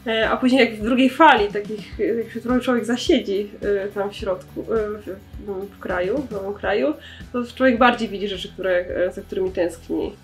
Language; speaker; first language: Polish; native; Polish